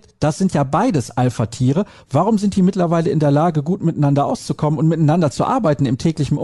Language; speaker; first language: German; native; German